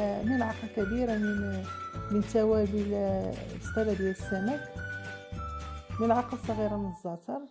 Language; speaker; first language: Arabic; native; Arabic